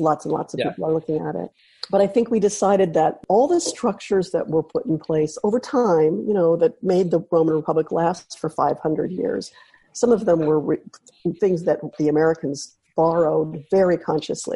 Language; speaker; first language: English; native; English